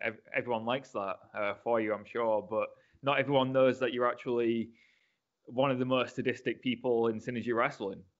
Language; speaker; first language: English; native; English